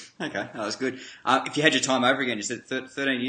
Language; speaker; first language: English; native; English